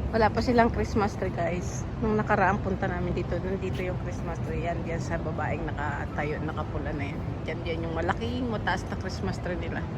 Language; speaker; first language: Filipino; native; Filipino